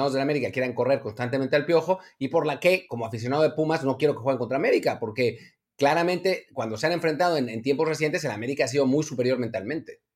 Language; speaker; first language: Spanish; native; Spanish